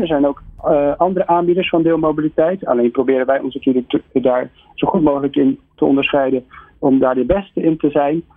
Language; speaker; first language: Dutch; native; Dutch